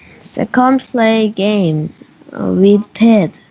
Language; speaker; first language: English; non-native, learner; Korean